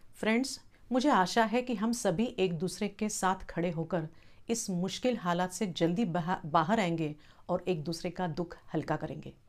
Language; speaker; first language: Hindi; non-native, local second language; Marathi